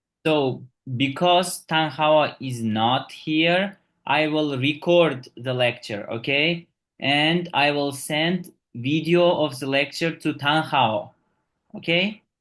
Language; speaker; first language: English; non-native, fluent; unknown